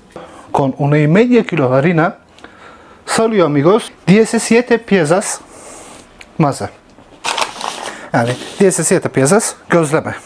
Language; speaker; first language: Spanish; non-native, learner; Turkish